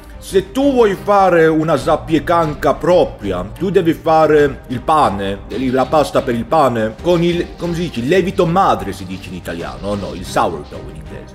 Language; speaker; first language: Italian; non-native, learner; Swedish